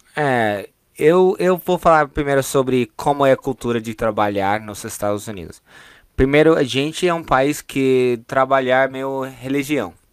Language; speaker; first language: Portuguese; non-native, fluent; English